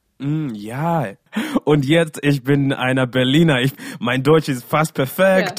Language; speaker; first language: German; non-native, learner; English